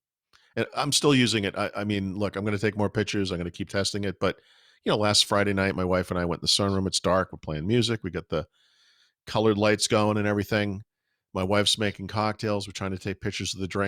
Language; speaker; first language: English; native; English